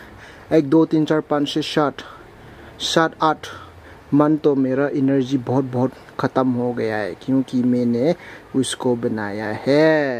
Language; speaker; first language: Hindi; non-native, local second language; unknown